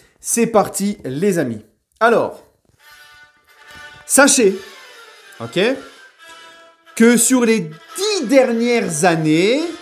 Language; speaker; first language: French; native; French